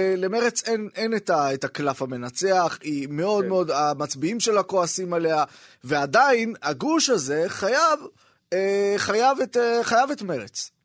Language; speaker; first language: Hebrew; native; Hebrew